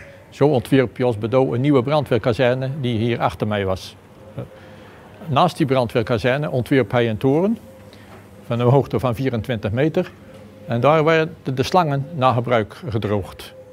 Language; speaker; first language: Dutch; native; Dutch